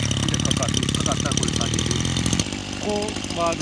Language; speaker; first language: Japanese; native; Japanese